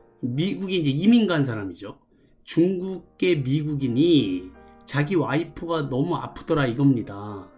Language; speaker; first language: Korean; native; Korean